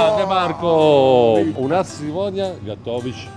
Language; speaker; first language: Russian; non-native, learner; Italian